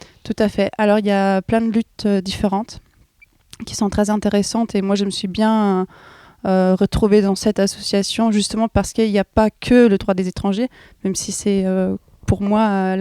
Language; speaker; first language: French; non-native, fluent; German